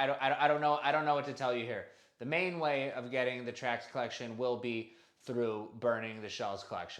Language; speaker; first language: English; native; English